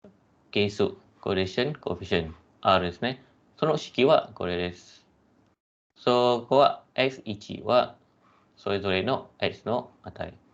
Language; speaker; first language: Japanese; non-native, fluent; Malay